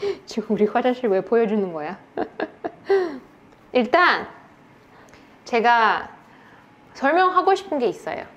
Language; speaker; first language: Korean; non-native, fluent; Russian